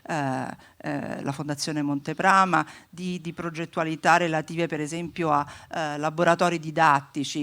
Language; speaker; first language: Italian; native; Italian